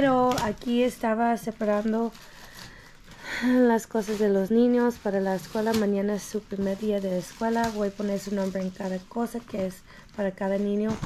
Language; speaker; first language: Spanish; early bilingual, heritage; English